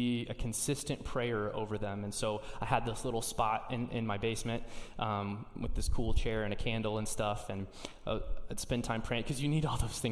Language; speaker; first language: English; native; English